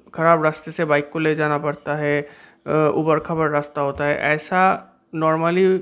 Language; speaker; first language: Hindi; non-native, local second language; Bangla